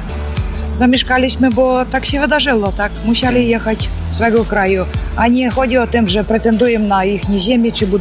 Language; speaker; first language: Polish; non-native, learner; Ukrainian